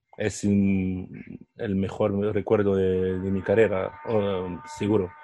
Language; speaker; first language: Spanish; non-native, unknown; French